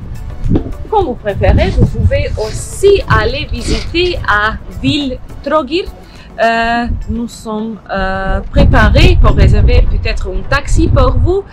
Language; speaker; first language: French; non-native, learner; Croatian